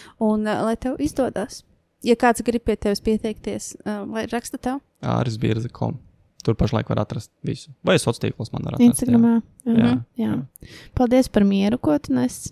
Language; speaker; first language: Latvian; native; Latvian